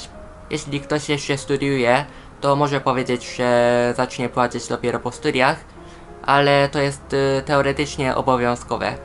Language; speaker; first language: Polish; non-native, fluent; Japanese